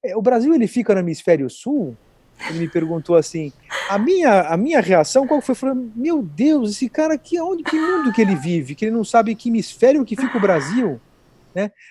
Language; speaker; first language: Portuguese; native; Portuguese